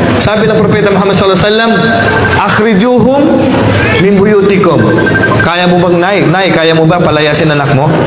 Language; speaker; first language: Filipino; non-native, local second language; Maranao